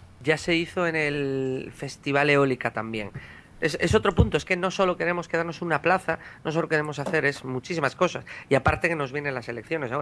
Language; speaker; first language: Spanish; native; Spanish